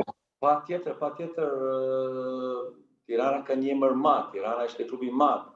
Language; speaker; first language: Albanian; non-native, fluent; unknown